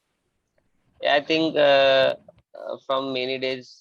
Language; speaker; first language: English; non-native, local second language; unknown